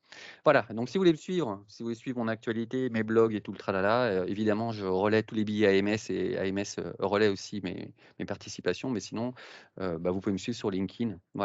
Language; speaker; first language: French; native; French